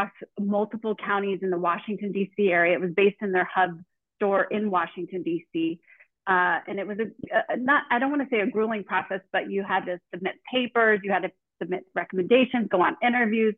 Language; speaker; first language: English; native; English